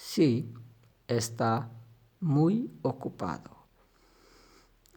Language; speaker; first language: Spanish; non-native, fluent; Urdu